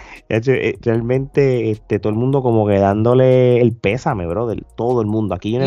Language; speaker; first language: Spanish; native; Spanish